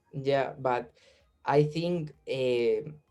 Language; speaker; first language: English; non-native, learner; Spanish